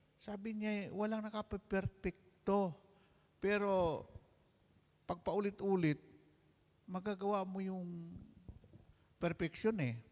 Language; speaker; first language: Filipino; non-native, local second language; Hiligaynon